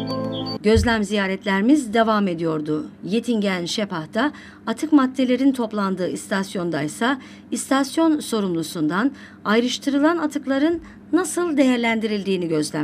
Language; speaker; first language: Turkish; native; Turkish